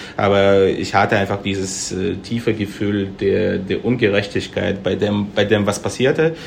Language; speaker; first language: German; non-native, fluent; Russian